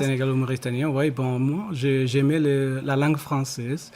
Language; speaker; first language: French; non-native, learner; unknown